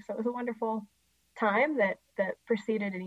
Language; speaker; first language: English; native; English